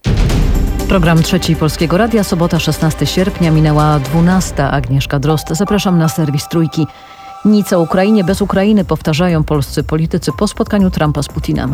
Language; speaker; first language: Polish; native; Polish